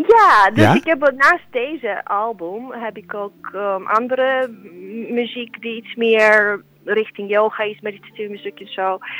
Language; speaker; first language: Dutch; non-native, fluent; Serbian